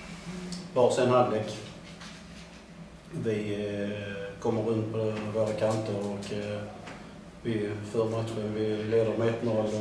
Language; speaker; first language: Swedish; native; Swedish